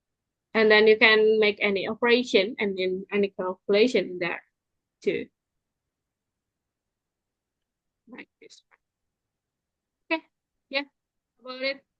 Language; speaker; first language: English; non-native, fluent; Indonesian